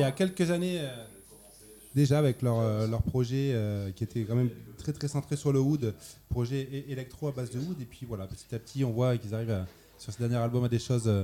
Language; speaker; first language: French; native; French